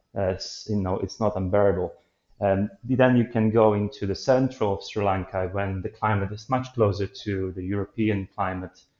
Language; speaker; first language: English; non-native, fluent; Polish